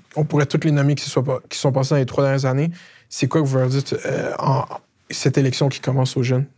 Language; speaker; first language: French; native; French